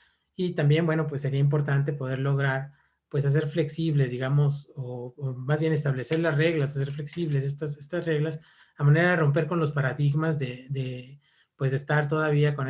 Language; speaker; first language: Spanish; native; Spanish